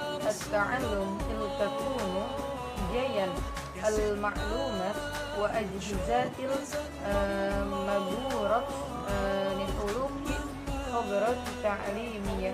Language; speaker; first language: Arabic; non-native, learner; Indonesian